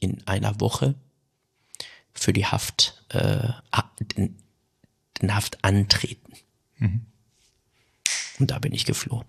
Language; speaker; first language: German; non-native, fluent; Persian